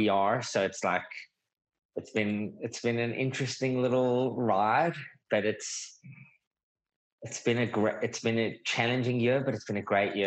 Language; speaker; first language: English; native; English